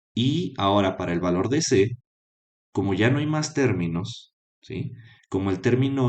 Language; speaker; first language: Spanish; native; Spanish